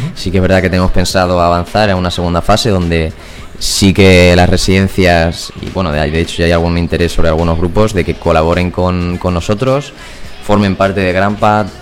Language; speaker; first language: Spanish; native; Spanish